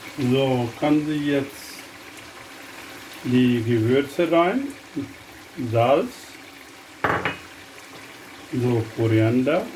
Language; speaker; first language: German; non-native, learner; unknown